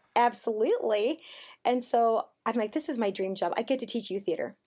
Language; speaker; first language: English; native; English